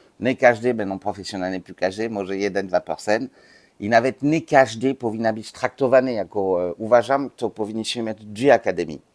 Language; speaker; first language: Polish; non-native, learner; French